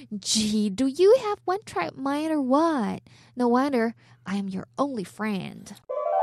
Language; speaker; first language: English; non-native, fluent; Chinese